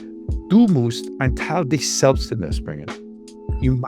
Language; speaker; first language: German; non-native, learner; English